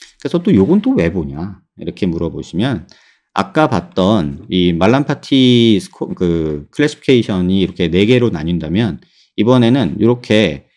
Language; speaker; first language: Korean; native; Korean